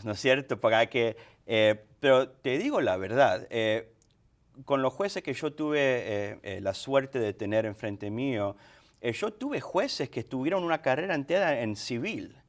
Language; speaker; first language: Spanish; early bilingual, other home language; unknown